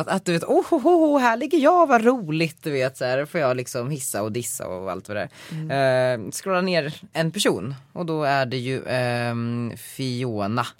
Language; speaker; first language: Swedish; native; Swedish